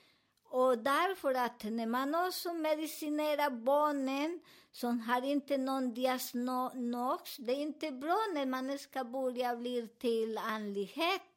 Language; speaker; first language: Swedish; non-native, learner; Spanish